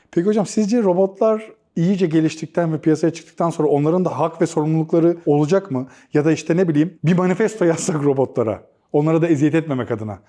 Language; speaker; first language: Turkish; native; Turkish